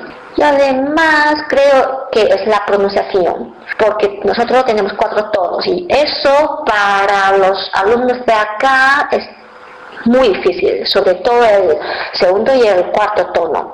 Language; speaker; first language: Spanish; non-native, fluent; Chinese